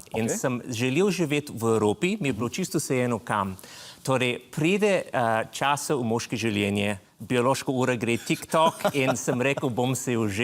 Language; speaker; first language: Slovenian; non-native, fluent; English